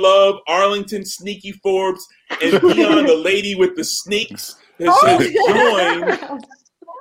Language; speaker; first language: English; native; English